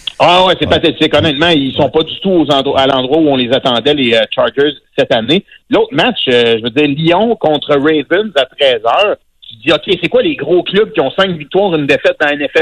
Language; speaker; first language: French; native; French